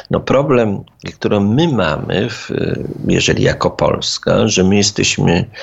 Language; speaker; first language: Polish; native; Polish